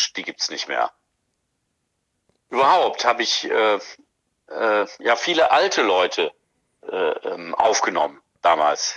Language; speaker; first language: German; native; German